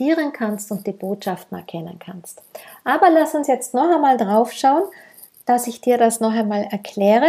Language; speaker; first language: German; native; German